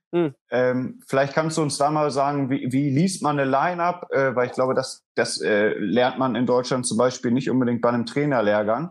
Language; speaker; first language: German; native; German